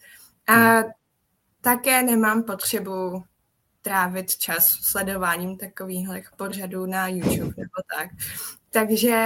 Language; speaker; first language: Czech; non-native, fluent; Japanese